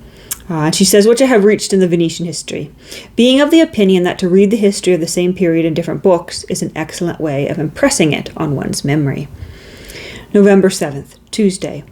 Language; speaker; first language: English; native; English